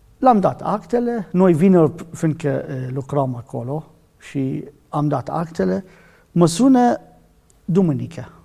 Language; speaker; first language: Romanian; non-native, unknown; Arabic